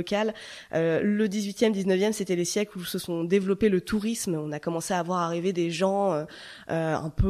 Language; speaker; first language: French; native; French